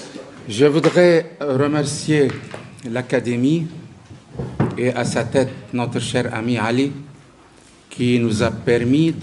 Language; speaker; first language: French; non-native, local second language; Arabic